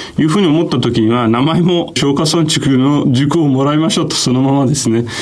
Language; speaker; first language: Japanese; non-native, fluent; Turkish